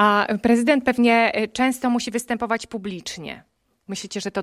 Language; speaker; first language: Polish; native; Polish